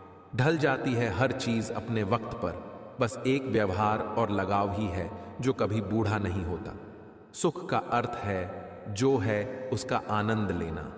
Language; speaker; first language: Hindi; native; Hindi